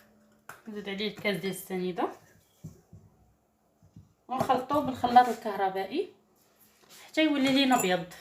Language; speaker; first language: Arabic; native; Arabic